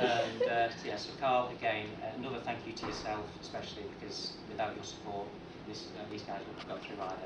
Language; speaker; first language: English; native; English